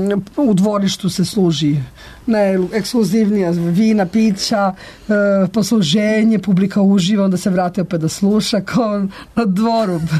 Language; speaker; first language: Serbian; native; Serbian